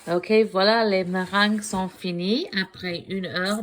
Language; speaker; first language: French; non-native, fluent; English